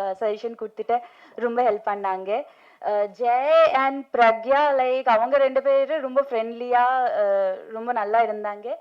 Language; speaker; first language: Tamil; non-native, fluent; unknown